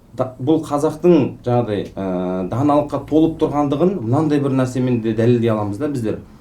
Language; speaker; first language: Kazakh; native; Kazakh